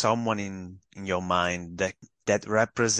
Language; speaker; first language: English; non-native, fluent; Italian